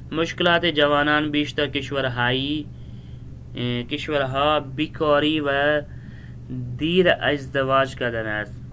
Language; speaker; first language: Persian; non-native, fluent; Urdu